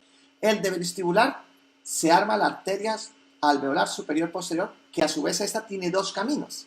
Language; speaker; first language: Spanish; native; Spanish